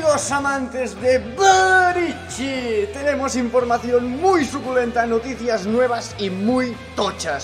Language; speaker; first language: Spanish; native; Spanish